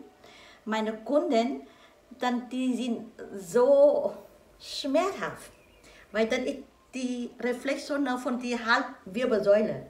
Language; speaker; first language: German; non-native, learner; Vietnamese